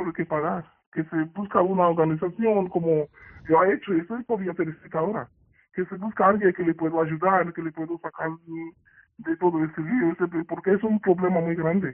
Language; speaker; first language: Spanish; non-native, learner; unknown